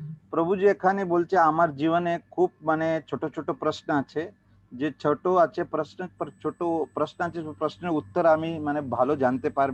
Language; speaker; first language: Bangla; non-native, learner; Hindi